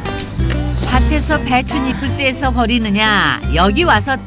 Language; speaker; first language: Korean; native; Korean